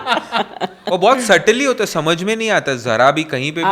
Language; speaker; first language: Hindi; native; Hindi